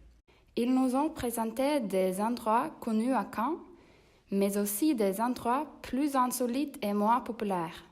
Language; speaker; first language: French; non-native, learner; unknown